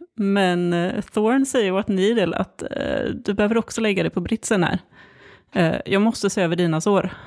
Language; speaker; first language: Swedish; native; Swedish